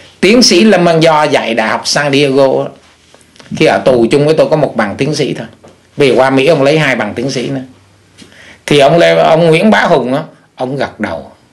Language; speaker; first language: Vietnamese; native; Vietnamese